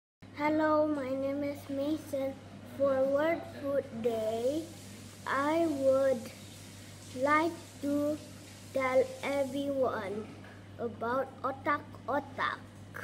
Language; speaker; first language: English; early bilingual, other home language; Indonesian